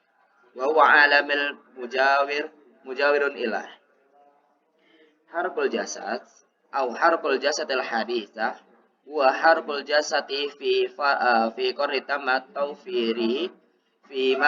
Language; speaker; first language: Arabic; non-native, learner; Indonesian